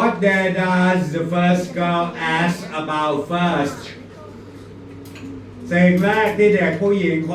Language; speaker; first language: English; non-native, fluent; Thai